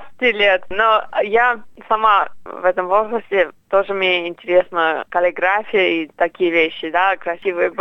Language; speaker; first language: Russian; non-native, fluent; English